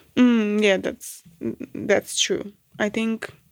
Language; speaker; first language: English; non-native, fluent; Macedonian